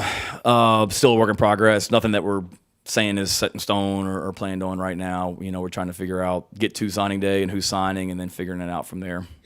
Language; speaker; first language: English; native; English